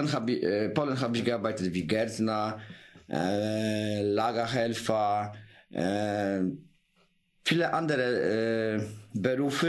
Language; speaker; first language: German; non-native, learner; Polish